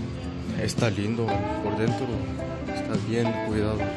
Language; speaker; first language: Spanish; non-native, fluent; Korean